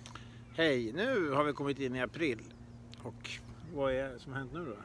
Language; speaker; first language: Swedish; native; Swedish